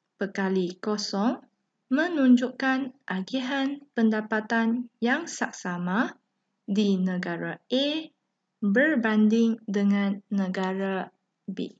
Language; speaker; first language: Malay; non-native, local second language; Chinese